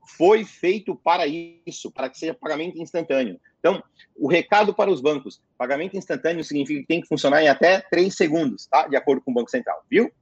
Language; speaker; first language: Portuguese; native; Portuguese